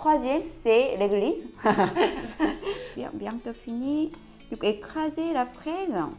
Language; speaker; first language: French; non-native, learner; Korean